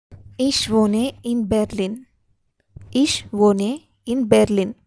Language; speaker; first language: German; non-native, fluent; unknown